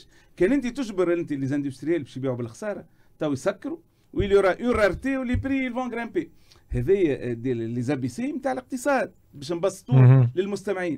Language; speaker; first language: Arabic; native; Arabic